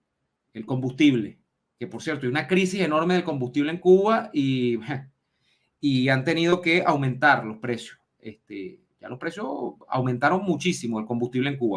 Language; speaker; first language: Spanish; native; Spanish